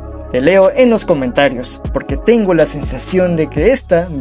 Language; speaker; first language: Spanish; native; Spanish